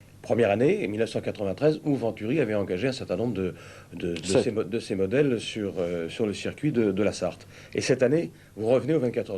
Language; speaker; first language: French; native; French